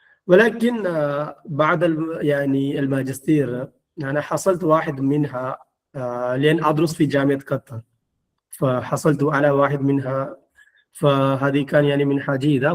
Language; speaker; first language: Arabic; non-native, fluent; Malayalam